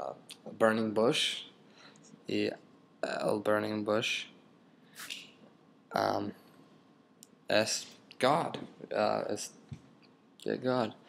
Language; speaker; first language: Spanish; non-native, learner; English